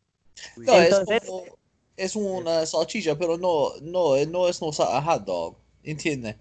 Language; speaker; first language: Spanish; non-native, learner; English